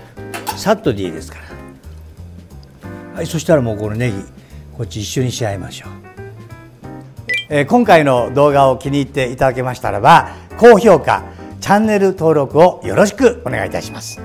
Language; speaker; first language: Japanese; native; Japanese